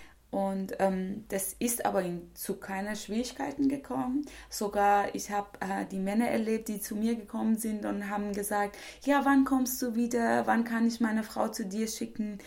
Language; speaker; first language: German; non-native, fluent; Persian